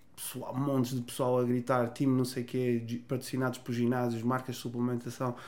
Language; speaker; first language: Portuguese; native; Portuguese